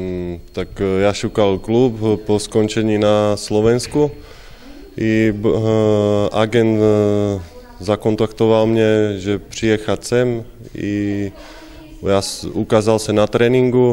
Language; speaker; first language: Polish; non-native, learner; Slovak